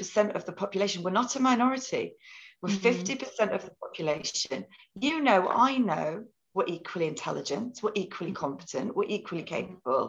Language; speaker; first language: English; native; English